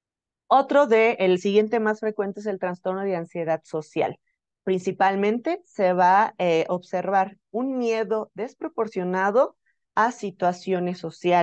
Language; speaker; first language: Spanish; native; Spanish